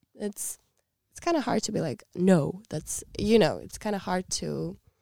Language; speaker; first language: English; non-native, fluent; Icelandic